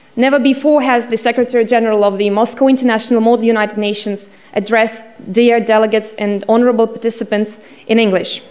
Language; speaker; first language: English; non-native, fluent; Russian